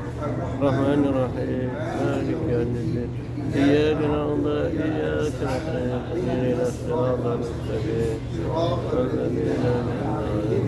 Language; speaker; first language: Arabic; native; Arabic